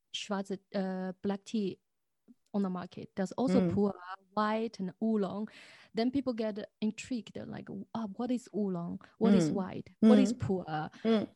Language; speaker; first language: English; non-native, fluent; Chinese